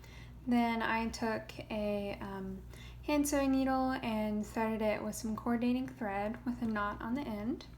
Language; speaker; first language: English; native; English